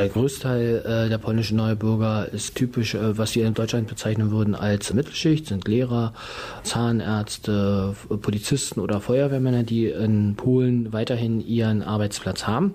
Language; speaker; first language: German; native; German